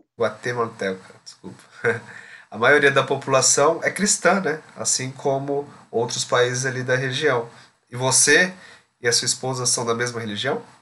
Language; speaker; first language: Portuguese; native; Portuguese